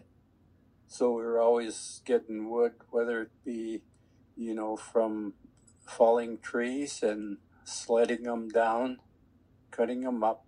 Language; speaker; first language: English; native; English